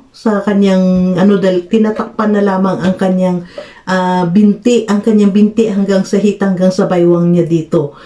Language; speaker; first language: Filipino; native; Filipino